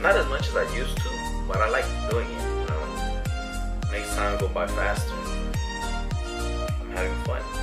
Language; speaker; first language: English; early bilingual, other home language; Spanish